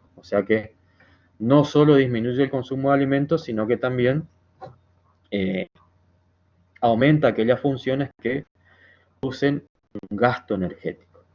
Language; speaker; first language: Spanish; native; Spanish